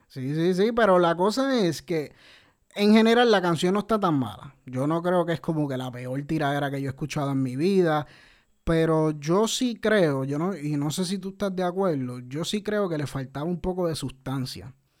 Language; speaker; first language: Spanish; native; Spanish